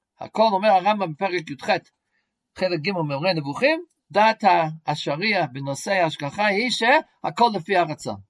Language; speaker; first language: Hebrew; non-native, fluent; English